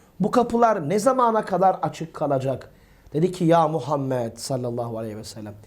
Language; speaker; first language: Turkish; native; Turkish